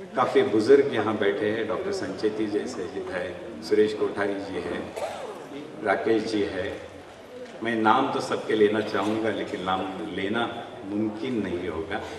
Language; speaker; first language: Hindi; non-native, local second language; Marathi